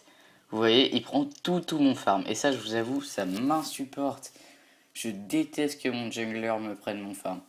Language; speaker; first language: French; native; French